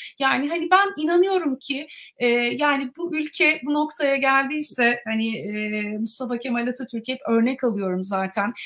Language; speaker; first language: Turkish; native; Turkish